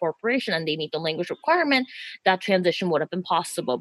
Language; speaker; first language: English; native; English